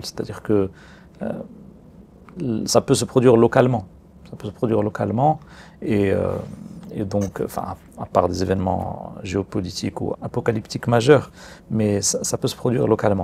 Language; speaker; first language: French; non-native, local second language; Arabic